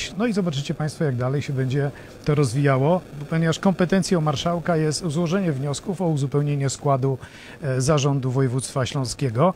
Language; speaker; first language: Polish; native; Polish